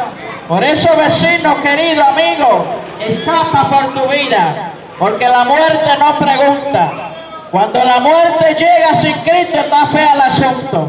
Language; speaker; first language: Spanish; native; Spanish